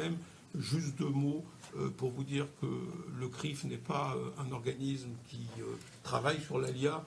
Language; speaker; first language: French; native; French